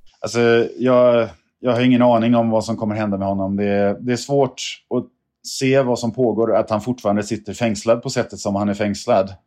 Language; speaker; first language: Swedish; native; Swedish